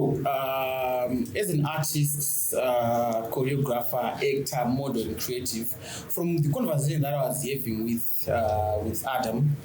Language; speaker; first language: English; non-native, local second language; Shona